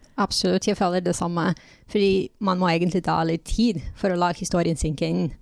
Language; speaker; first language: Norwegian; non-native, fluent; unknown